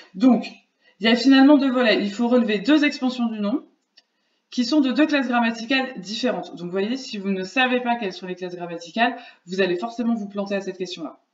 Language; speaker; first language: French; native; French